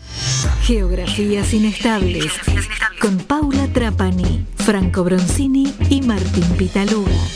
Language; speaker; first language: Spanish; native; Spanish